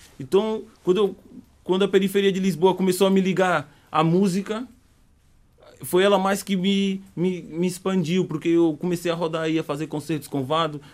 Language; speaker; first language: Portuguese; native; Portuguese